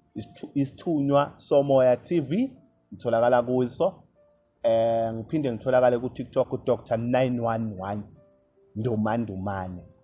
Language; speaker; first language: Zulu; native; Zulu